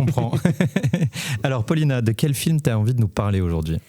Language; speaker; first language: French; native; French